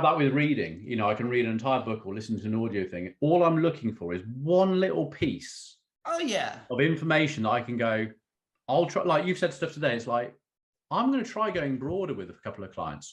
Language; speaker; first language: English; native; English